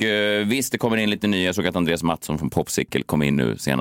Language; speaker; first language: Swedish; native; Swedish